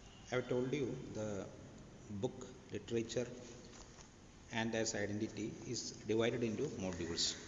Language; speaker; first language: English; non-native, local second language; Malayalam